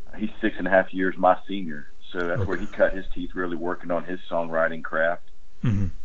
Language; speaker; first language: English; native; English